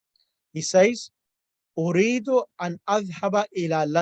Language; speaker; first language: Arabic; non-native, fluent; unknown